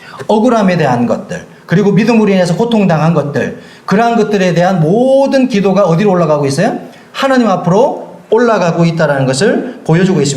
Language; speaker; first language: Korean; native; Korean